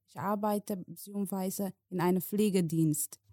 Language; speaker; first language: German; non-native, learner; Somali